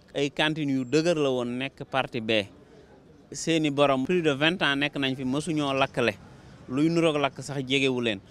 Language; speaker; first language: Wolof; native; Wolof